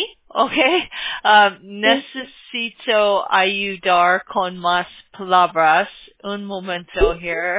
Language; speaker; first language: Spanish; non-native, learner; English